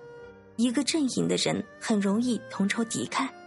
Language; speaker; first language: Chinese; native; Chinese